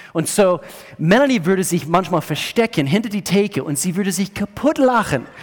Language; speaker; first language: German; non-native, fluent; English